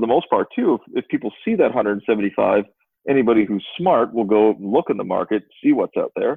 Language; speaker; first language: English; native; English